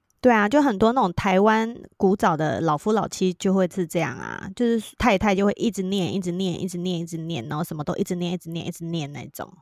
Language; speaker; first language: Chinese; native; Chinese